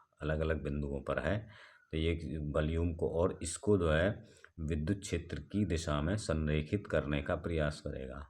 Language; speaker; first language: Hindi; native; Hindi